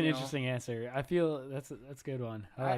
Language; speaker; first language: English; native; English